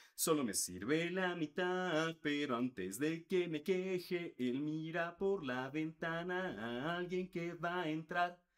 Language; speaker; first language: Spanish; native; Spanish